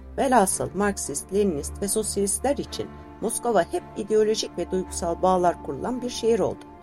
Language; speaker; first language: Turkish; native; Turkish